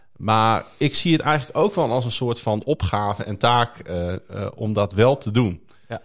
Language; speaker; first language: Dutch; native; Dutch